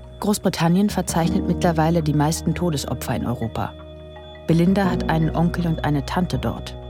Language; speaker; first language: German; native; German